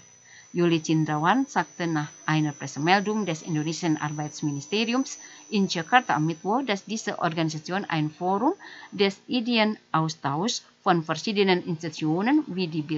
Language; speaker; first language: German; non-native, fluent; Indonesian